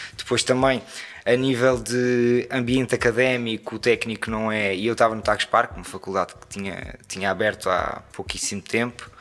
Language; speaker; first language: Portuguese; native; Portuguese